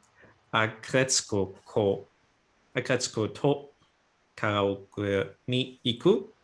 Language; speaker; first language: Japanese; non-native, fluent; English